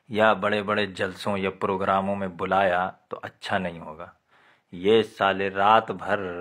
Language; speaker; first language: Urdu; native; Urdu